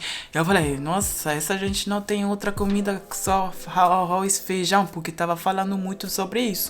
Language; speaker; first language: Portuguese; non-native, fluent; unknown